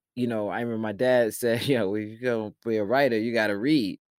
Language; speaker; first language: English; early bilingual, other home language; Shona